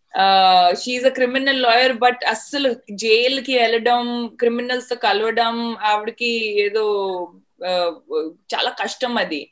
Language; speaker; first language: Telugu; non-native, fluent; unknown